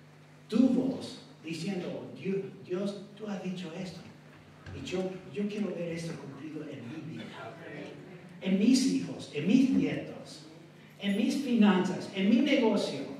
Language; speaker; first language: Spanish; non-native, fluent; English